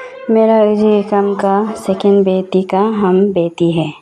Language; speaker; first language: Hindi; non-native, local second language; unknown